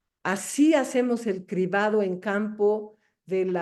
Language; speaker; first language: Spanish; native; Spanish